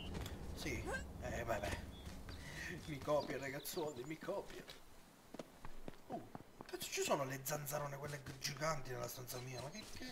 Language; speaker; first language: Italian; native; Italian